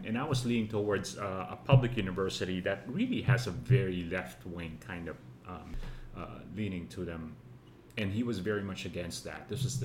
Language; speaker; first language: English; non-native, local second language; Filipino